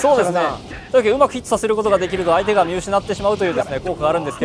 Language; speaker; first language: Japanese; native; Japanese